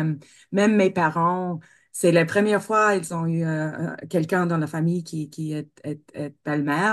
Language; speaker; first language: French; non-native, fluent; English